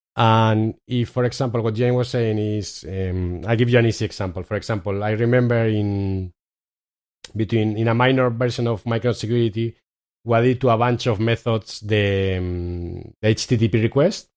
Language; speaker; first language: English; non-native, fluent; Spanish